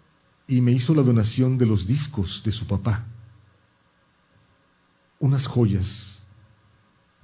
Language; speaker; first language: Spanish; native; Spanish